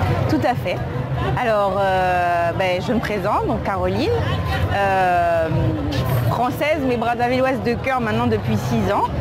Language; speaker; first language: French; native; French